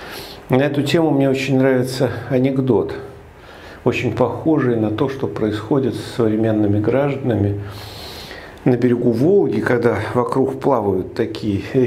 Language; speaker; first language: Russian; native; Russian